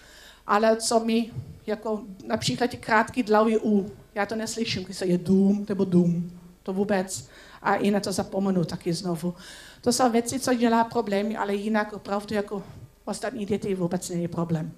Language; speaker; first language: Czech; non-native, learner; Dutch